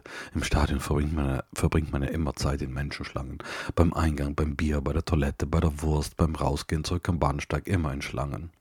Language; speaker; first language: German; native; German